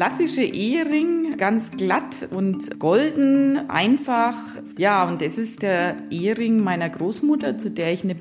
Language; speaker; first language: German; native; German